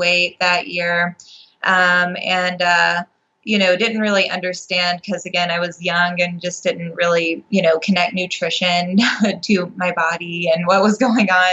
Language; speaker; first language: English; native; English